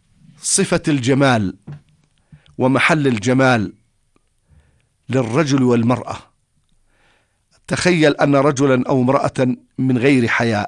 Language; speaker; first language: Arabic; native; Arabic